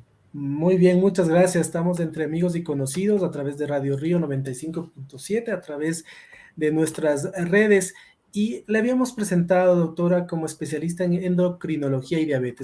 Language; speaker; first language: Spanish; native; Spanish